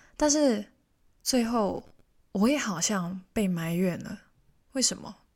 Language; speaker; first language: Chinese; non-native, local second language; Cantonese